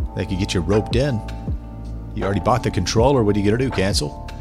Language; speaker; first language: English; native; English